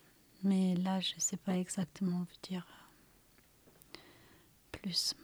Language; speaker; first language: French; non-native, fluent; Romanian